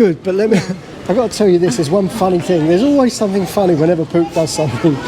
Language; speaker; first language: English; native; English